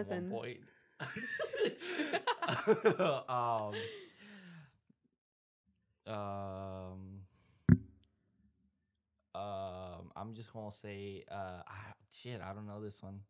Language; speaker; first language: English; non-native, fluent; Spanish